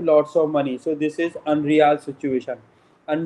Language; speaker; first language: English; non-native, local second language; Hindi